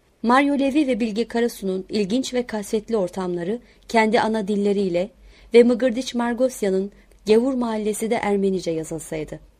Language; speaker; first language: Turkish; non-native, local second language; Kurdish